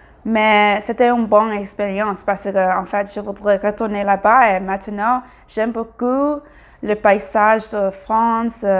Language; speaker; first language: French; non-native, learner; English